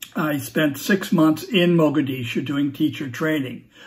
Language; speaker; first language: English; native; English